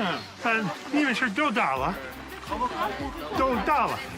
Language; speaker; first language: Chinese; non-native, learner; English